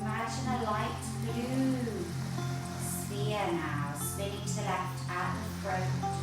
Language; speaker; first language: English; native; English